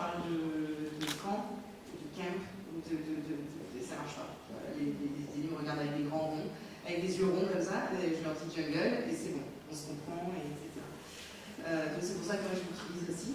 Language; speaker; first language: French; native; French